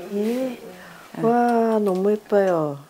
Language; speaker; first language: Korean; non-native, fluent; English